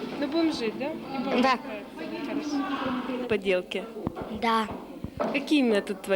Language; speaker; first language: Russian; native; Russian